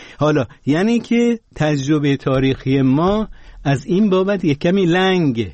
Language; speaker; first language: Persian; non-native, local second language; Azerbaijani